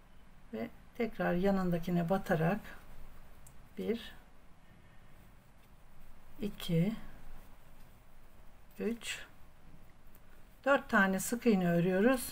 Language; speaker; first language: Turkish; native; Turkish